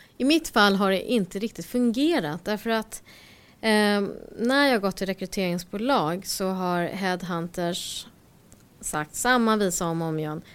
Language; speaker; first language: Swedish; early bilingual, other home language; Korean